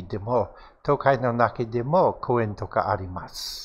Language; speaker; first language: Japanese; non-native, fluent; English